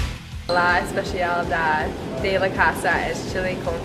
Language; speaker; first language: Spanish; non-native, learner; English